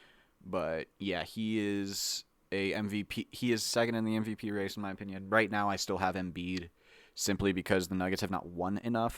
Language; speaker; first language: English; native; English